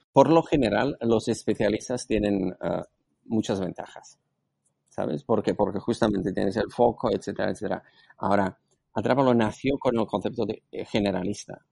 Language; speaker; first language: Spanish; non-native, fluent; Slovak